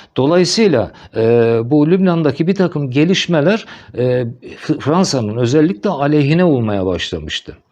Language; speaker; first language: Turkish; native; Turkish